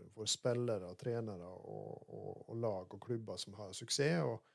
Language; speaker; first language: Norwegian; native; Norwegian